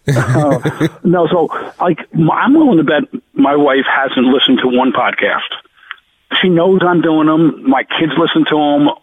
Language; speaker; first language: English; native; English